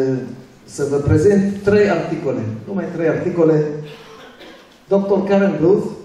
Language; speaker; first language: Romanian; early bilingual, other home language; Hebrew